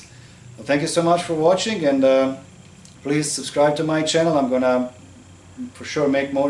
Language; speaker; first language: English; non-native, fluent; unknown